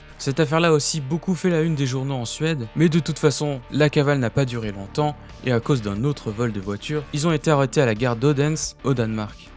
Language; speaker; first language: French; native; French